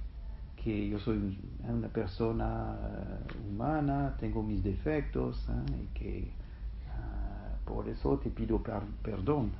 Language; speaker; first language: Spanish; non-native, fluent; French